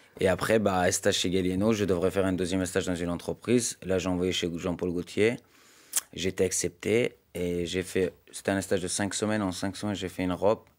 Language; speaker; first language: French; non-native, fluent; Persian